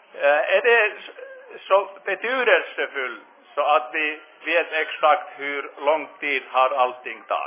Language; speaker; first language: Swedish; non-native, fluent; Finnish